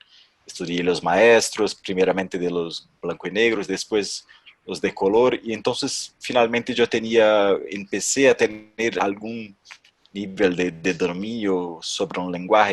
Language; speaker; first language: Spanish; non-native, fluent; Portuguese